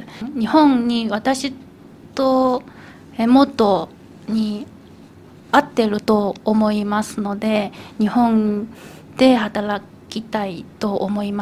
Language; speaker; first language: Japanese; non-native, fluent; Chinese